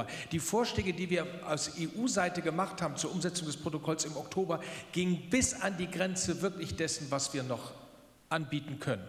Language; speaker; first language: German; native; German